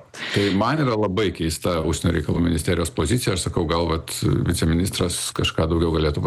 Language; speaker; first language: Lithuanian; native; Lithuanian